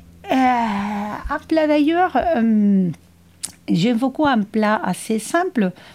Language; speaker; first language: French; non-native, fluent; Spanish